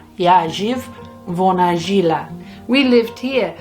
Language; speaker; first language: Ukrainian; non-native, learner; English